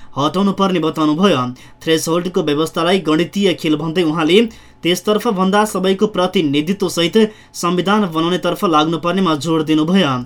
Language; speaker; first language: Nepali; native; Nepali